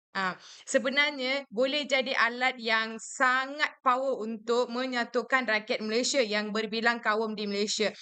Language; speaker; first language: Malay; non-native, local second language; Tamil